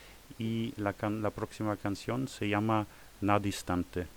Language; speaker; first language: Spanish; non-native, learner; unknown